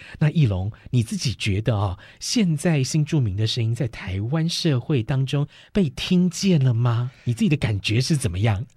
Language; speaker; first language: Chinese; native; Chinese